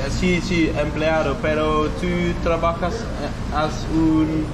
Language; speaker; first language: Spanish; non-native, learner; Dutch